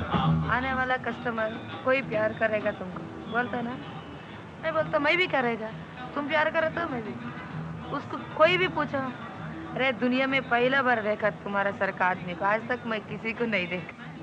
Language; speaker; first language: Hindi; non-native, local second language; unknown